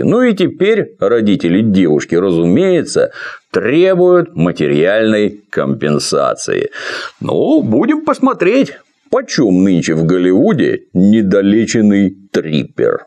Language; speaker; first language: Russian; native; Russian